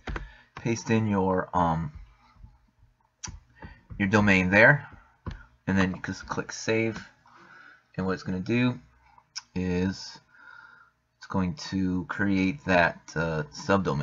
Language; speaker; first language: English; native; English